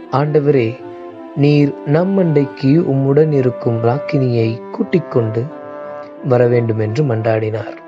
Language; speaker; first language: Tamil; native; Tamil